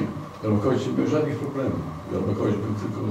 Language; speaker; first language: Polish; non-native, fluent; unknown